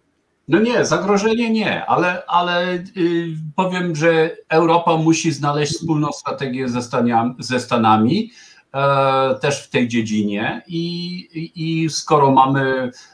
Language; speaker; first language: Polish; non-native, fluent; German